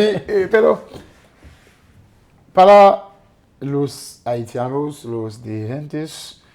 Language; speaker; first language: Spanish; non-native, fluent; Haitian Creole